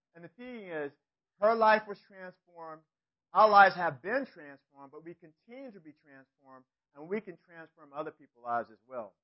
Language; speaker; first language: English; native; English